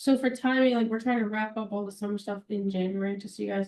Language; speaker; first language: English; native; English